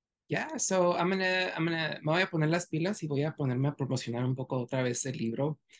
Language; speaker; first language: Spanish; early bilingual, heritage; Spanish